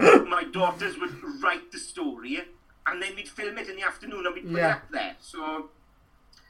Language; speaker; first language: English; native; English